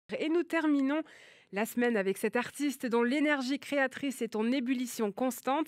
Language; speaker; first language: French; native; French